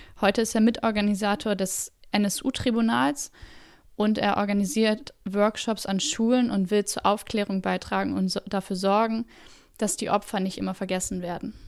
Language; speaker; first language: German; native; German